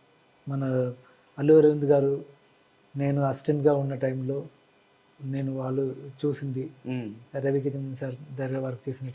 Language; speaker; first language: Telugu; non-native, learner; Malayalam